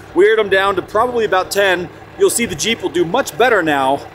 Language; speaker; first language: English; native; English